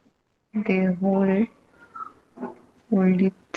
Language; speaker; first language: English; non-native, learner; Hindi